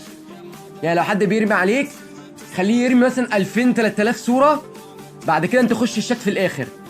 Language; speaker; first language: Arabic; native; Arabic